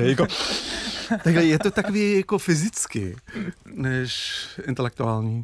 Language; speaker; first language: Czech; non-native, fluent; English